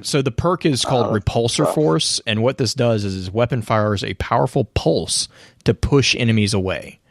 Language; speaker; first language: English; native; English